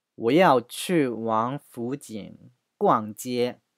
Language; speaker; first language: Chinese; non-native, fluent; Korean